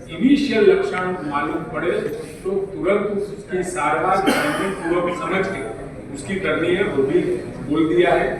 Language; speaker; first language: Hindi; non-native, local second language; Gujarati